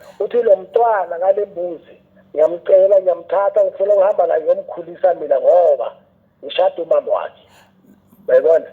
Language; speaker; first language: Zulu; non-native, local second language; South Ndebele